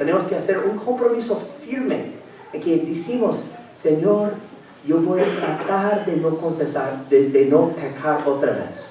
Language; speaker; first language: Spanish; non-native, fluent; English